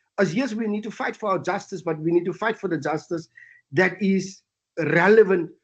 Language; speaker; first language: English; non-native, local second language; Afrikaans